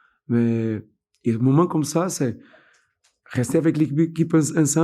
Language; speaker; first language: French; non-native, fluent; Portuguese